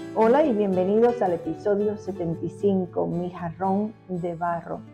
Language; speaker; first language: Spanish; early bilingual, heritage; Spanish